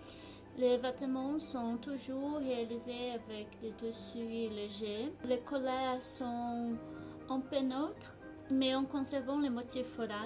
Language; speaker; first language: French; non-native, learner; Portuguese